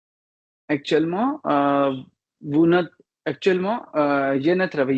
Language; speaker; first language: French; non-native, learner; Hindi